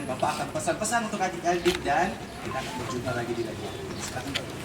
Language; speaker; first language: Malay; native; Malay